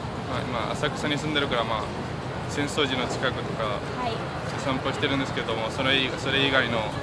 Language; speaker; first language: Japanese; non-native, fluent; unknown